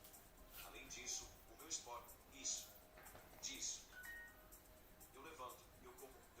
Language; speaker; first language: Portuguese; non-native, learner; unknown